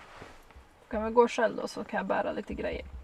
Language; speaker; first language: Swedish; native; Swedish